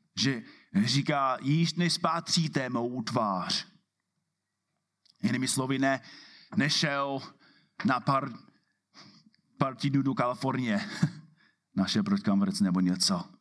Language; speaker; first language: Czech; non-native, fluent; English